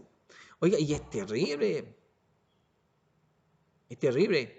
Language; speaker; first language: Spanish; native; Spanish